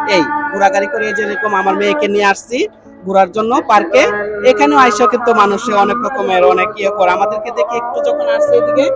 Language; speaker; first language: Bangla; native; Bangla